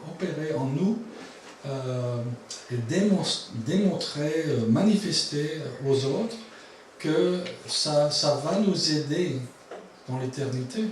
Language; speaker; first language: French; non-native, fluent; English